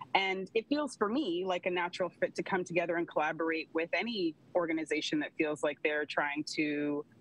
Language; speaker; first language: English; native; English